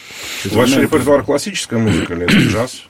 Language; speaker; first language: Russian; native; Russian